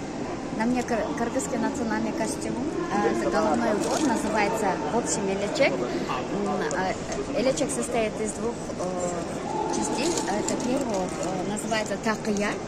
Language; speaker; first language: Russian; non-native, local second language; Kyrgyz